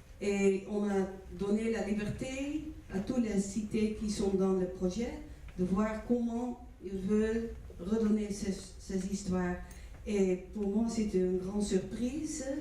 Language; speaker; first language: French; non-native, fluent; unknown